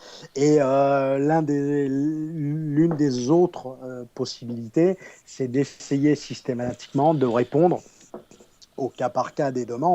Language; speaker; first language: French; native; French